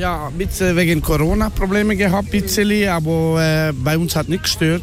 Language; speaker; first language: German; non-native, learner; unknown